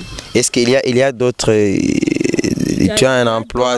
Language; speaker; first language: French; non-native, local second language; Rundi